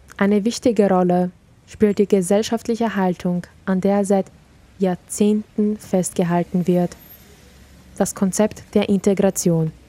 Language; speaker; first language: German; early bilingual, other home language; Serbian